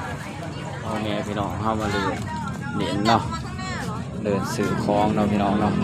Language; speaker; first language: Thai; non-native, local second language; Northeastern Thai